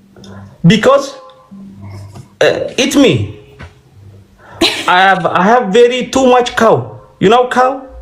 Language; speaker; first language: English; non-native, learner; Oromo